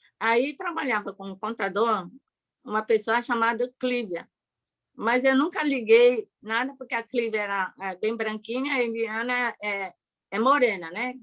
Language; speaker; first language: Portuguese; early bilingual, other home language; Japanese